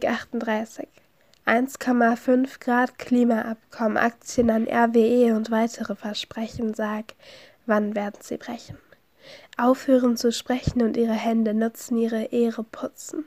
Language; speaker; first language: German; native; German